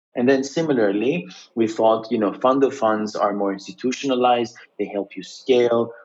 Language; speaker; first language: English; non-native, fluent; Greek